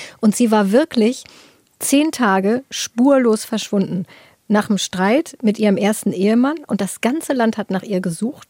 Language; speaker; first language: German; native; German